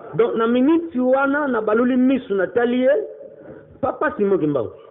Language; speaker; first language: Lingala; non-native, local second language; Kongo